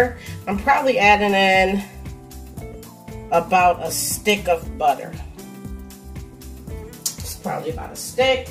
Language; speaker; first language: English; native; English